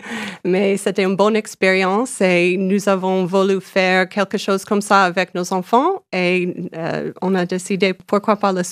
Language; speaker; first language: French; non-native, learner; English